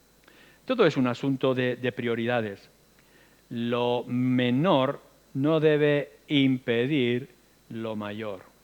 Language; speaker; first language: Spanish; native; Spanish